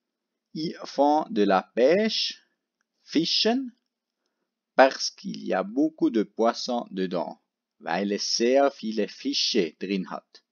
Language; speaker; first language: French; non-native, local second language; German